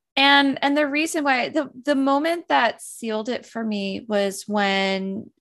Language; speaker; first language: English; native; English